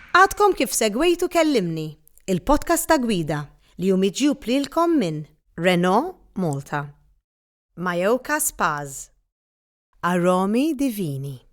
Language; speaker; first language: Maltese; native; Maltese